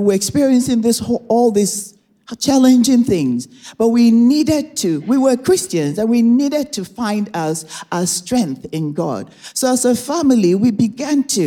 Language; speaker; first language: English; non-native, local second language; Igbo